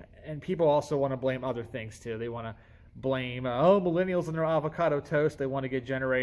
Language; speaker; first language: English; native; English